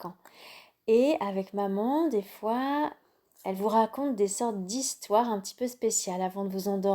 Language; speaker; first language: French; native; French